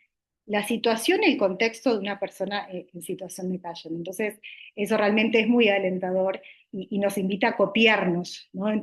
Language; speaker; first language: Spanish; native; Spanish